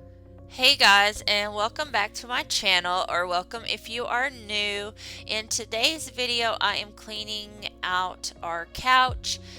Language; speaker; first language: English; native; English